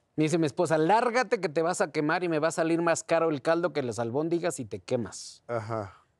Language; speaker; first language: Spanish; native; Spanish